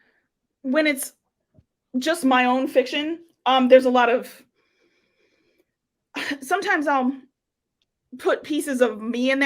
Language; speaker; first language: English; native; English